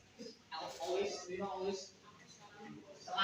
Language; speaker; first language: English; non-native, learner; Indonesian